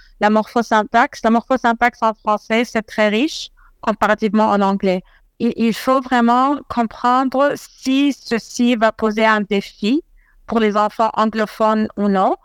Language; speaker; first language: French; non-native, fluent; Arabic